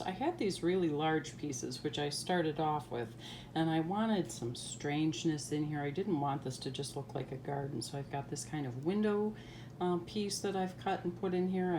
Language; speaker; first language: English; native; English